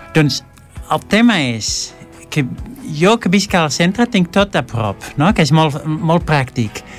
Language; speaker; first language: Catalan; non-native, fluent; Dutch